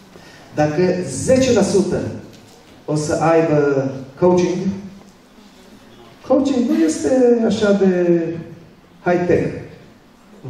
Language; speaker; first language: Romanian; early bilingual, other home language; Hebrew